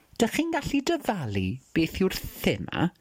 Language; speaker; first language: Welsh; non-native, fluent; English